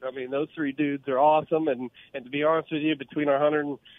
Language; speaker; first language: English; native; English